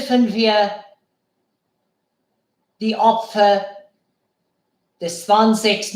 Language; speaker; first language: German; non-native, fluent; Bangla